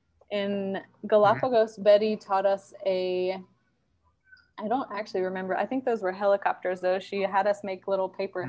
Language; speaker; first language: English; native; English